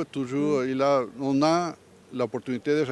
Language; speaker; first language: French; non-native, learner; Spanish